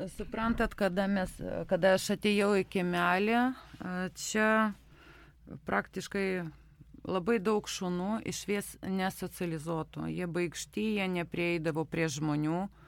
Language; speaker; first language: Lithuanian; non-native, local second language; Russian